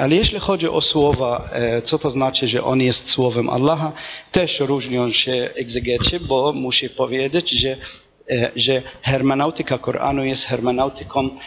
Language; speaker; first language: Polish; non-native, fluent; Arabic